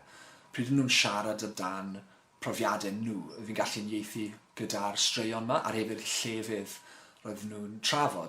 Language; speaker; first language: Welsh; non-native, local second language; English